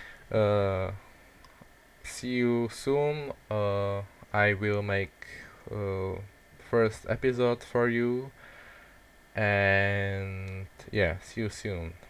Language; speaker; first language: English; non-native, learner; Czech